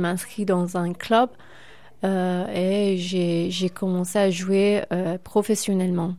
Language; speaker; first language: French; non-native, fluent; Persian